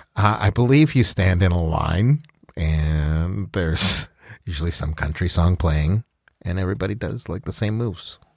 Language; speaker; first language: English; native; English